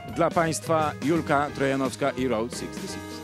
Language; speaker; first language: Polish; native; Polish